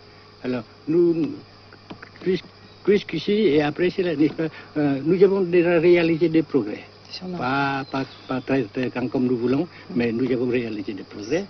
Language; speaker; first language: French; non-native, fluent; Vietnamese